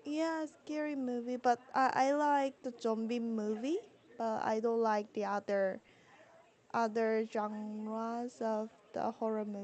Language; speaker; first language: English; non-native, learner; Korean